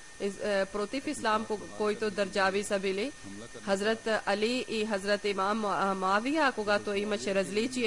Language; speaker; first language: Bulgarian; non-native, learner; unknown